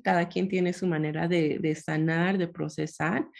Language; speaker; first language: Spanish; early bilingual, heritage; Spanish